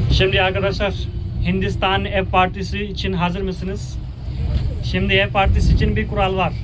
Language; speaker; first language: Turkish; non-native, fluent; Hindi